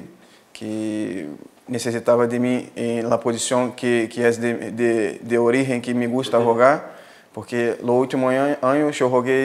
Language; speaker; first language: Spanish; non-native, fluent; Portuguese